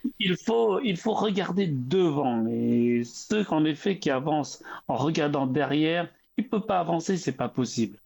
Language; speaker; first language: French; early bilingual, other home language; Khmer